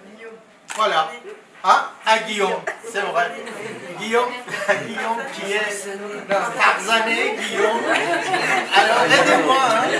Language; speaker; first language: French; non-native, fluent; Persian